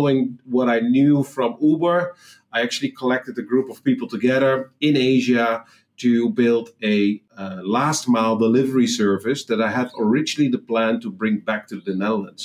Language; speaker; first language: English; non-native, fluent; Dutch